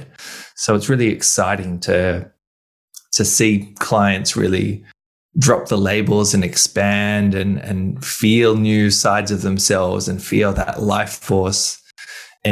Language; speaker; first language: English; native; English